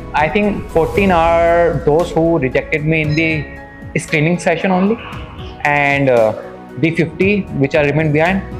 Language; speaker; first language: English; non-native, local second language; Hindi